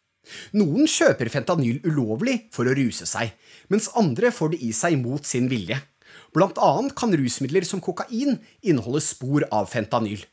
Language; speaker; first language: Norwegian; native; Norwegian